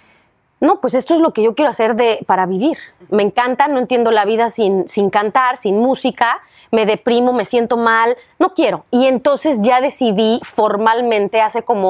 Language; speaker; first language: Spanish; native; Spanish